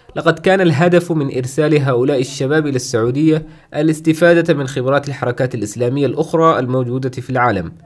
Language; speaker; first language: Arabic; non-native, local second language; Somali